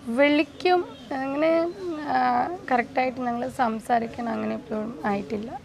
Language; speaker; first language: Malayalam; non-native, fluent; Bangla